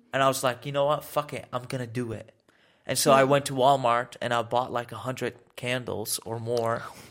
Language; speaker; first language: English; native; English